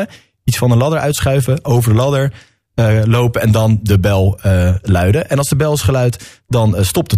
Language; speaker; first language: Dutch; native; Dutch